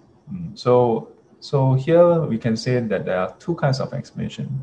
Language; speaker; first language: English; non-native, local second language; Chinese